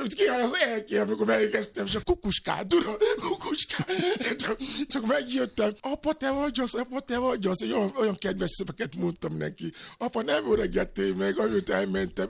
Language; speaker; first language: Hungarian; non-native, learner; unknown